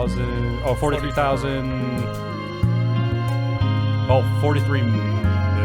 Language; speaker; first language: English; native; English